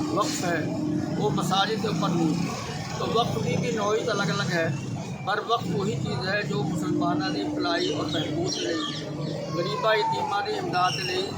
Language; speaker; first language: Urdu; non-native, local second language; Punjabi